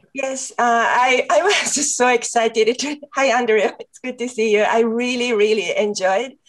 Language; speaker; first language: English; non-native, fluent; Japanese